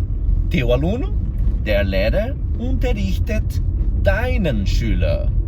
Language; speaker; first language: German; non-native, fluent; Portuguese